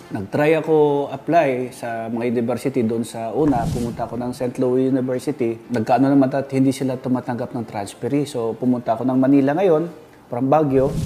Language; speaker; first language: Filipino; non-native, local second language; Hiligaynon